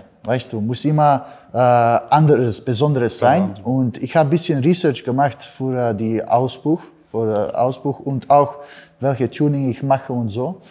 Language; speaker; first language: German; non-native, learner; Bosnian